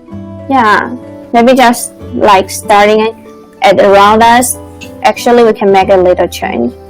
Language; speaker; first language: English; non-native, learner; Chinese